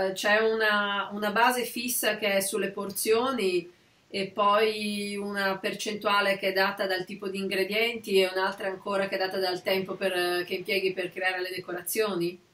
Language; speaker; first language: Italian; native; Italian